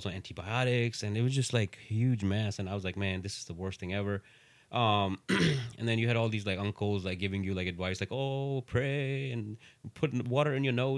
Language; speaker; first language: English; non-native, local second language; Urdu